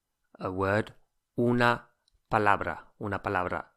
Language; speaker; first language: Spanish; non-native, fluent; English